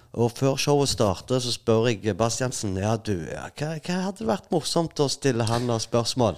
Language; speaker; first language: Norwegian; non-native, fluent; Arabic